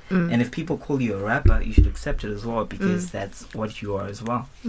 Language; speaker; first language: English; non-native, local second language; Shona